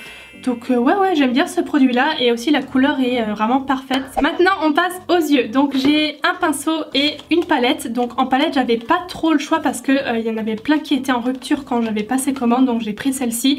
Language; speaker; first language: French; native; French